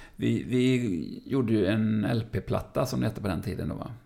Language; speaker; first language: Swedish; native; Swedish